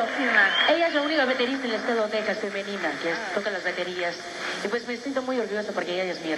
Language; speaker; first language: Spanish; early bilingual, heritage; English